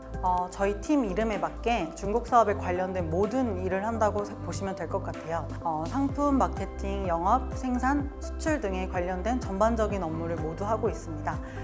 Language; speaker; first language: Korean; native; Korean